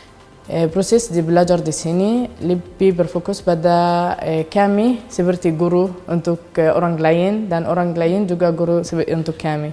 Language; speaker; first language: Indonesian; non-native, learner; Arabic